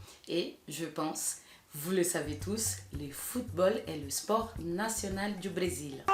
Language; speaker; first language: French; non-native, fluent; Portuguese